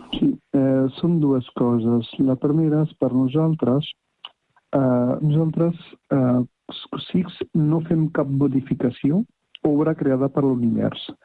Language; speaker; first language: Catalan; non-native, fluent; Punjabi